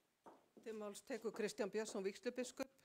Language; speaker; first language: Icelandic; native; Icelandic